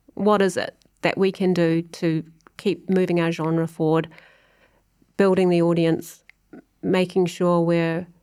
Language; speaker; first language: English; native; English